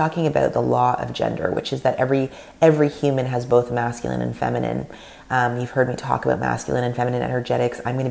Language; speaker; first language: English; non-native, fluent; Russian